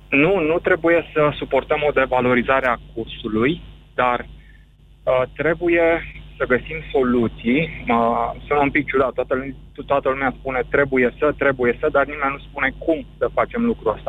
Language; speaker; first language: Romanian; native; Romanian